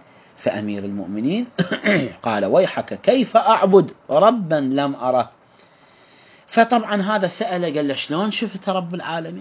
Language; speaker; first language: Arabic; native; Arabic